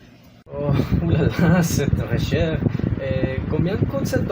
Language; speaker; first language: French; non-native, learner; Spanish